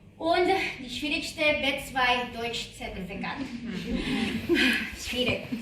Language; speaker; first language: German; non-native, learner; Filipino